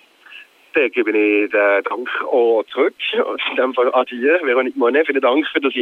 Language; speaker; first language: German; native; German